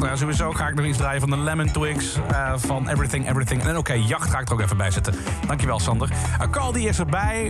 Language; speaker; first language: Dutch; native; Dutch